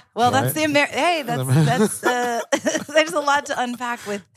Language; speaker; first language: English; native; English